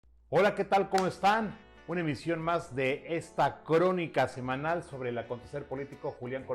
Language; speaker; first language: Spanish; native; Spanish